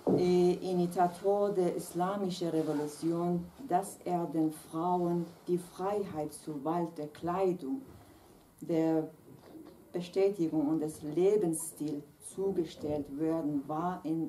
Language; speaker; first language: German; non-native, fluent; Kurdish